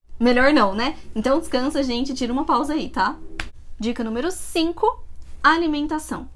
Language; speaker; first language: Portuguese; native; Portuguese